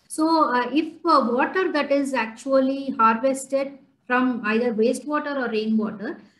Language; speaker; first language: English; non-native, local second language; Tamil